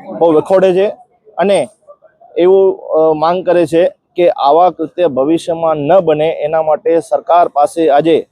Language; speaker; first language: Gujarati; non-native, local second language; Sindhi